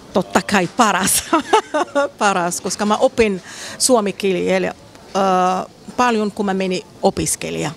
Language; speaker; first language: Finnish; non-native, learner; Arabic